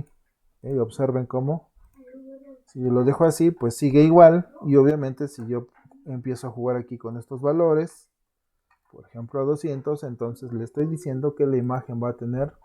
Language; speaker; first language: Spanish; native; Spanish